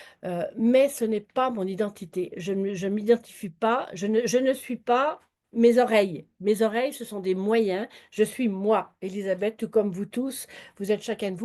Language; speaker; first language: French; native; French